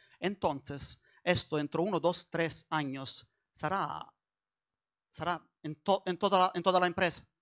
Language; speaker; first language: Spanish; non-native, learner; Italian